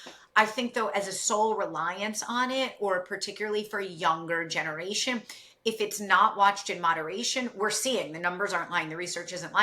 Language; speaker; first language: English; native; English